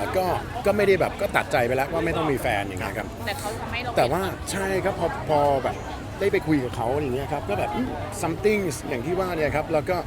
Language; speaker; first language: Thai; early bilingual, heritage; Danish